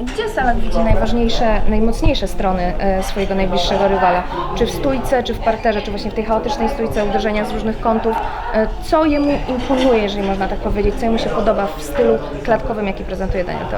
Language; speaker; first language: Polish; native; Polish